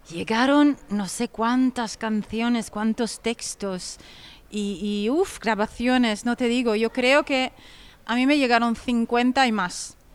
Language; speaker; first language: Spanish; non-native, fluent; Italian